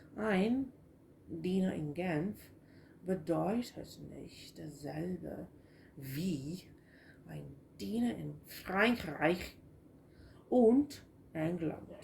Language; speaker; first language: German; non-native, learner; English